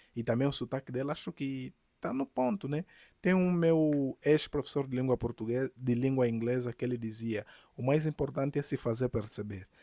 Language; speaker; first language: Portuguese; native; Portuguese